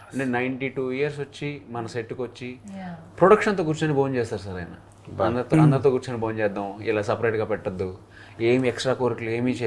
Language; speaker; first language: Telugu; native; Telugu